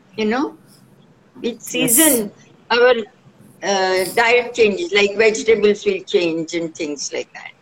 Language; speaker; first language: English; non-native, local second language; Marathi